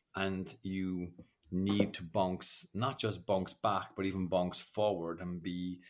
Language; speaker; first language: English; native; English